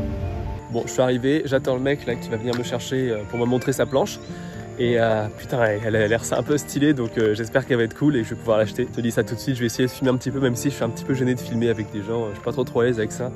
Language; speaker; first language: French; native; French